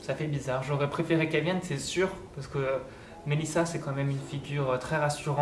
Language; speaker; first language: French; native; French